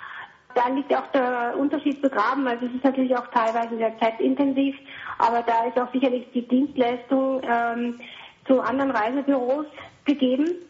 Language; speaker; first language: German; native; German